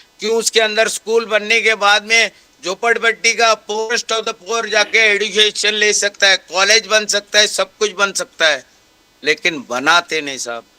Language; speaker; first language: Hindi; non-native, local second language; Marathi